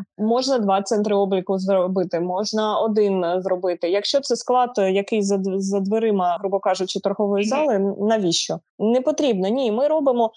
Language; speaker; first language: Ukrainian; non-native, local second language; Russian